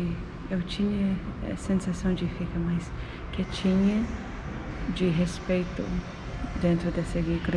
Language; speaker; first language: Portuguese; non-native, fluent; English